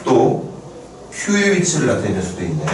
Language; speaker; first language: Korean; native; Korean